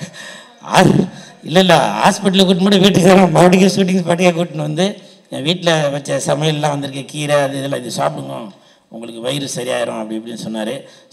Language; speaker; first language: Tamil; native; Tamil